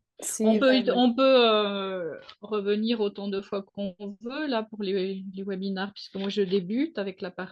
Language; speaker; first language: French; native; French